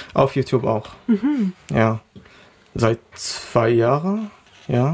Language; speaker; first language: German; non-native, learner; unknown